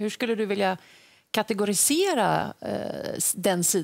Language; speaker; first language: Swedish; native; Swedish